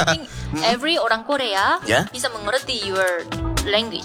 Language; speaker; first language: Indonesian; non-native, learner; Korean